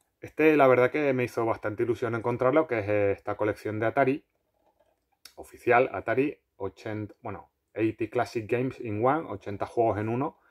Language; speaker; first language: Spanish; native; Spanish